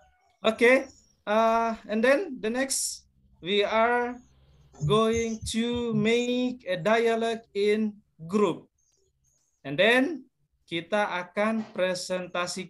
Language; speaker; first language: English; non-native, learner; Indonesian